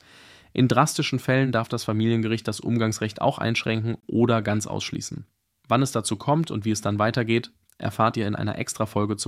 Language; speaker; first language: German; native; German